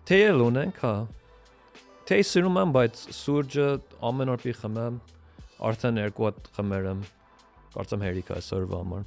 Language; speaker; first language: Armenian; early bilingual, heritage; Armenian